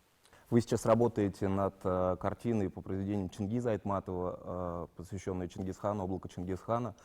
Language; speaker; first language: Russian; native; Russian